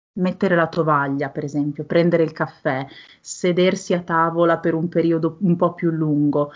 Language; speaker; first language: Italian; native; Italian